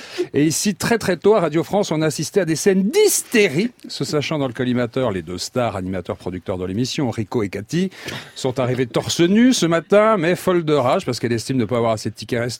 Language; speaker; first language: French; native; French